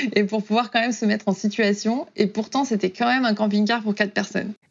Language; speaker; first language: French; native; French